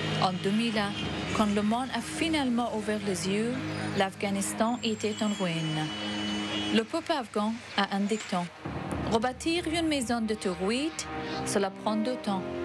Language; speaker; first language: French; non-native, fluent; Persian